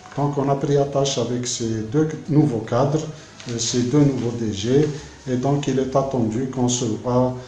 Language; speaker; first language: French; non-native, local second language; Arabic